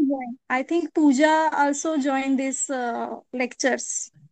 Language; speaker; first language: English; non-native, learner; Marathi